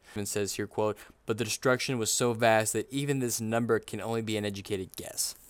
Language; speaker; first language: English; native; English